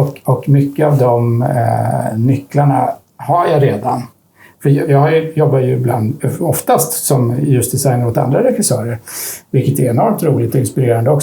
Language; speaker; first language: Swedish; native; Swedish